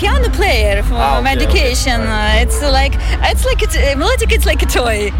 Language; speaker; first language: English; non-native, fluent; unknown